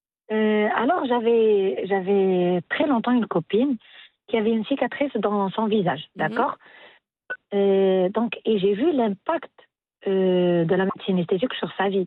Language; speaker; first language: French; non-native, local second language; Arabic